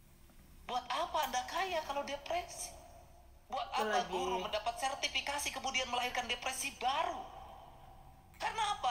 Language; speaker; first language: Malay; non-native, local second language; Sundanese